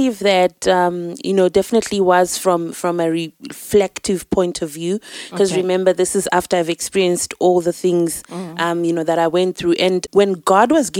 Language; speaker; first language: English; non-native, local second language; Shona